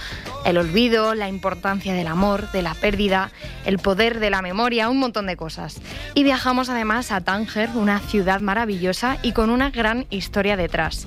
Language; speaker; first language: Spanish; native; Spanish